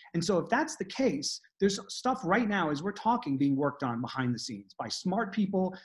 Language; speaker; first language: English; native; English